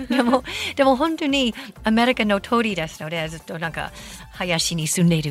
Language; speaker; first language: Japanese; non-native, fluent; English